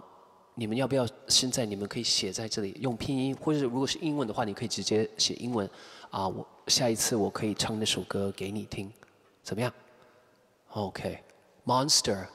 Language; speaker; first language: Chinese; non-native, fluent; English